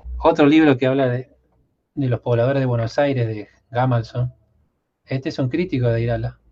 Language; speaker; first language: Spanish; native; Spanish